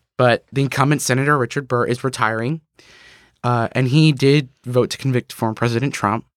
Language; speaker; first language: English; native; English